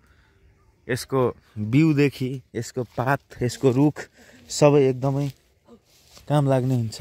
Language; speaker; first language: Nepali; non-native, local second language; Maithili